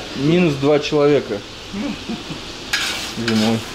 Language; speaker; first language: Russian; native; Russian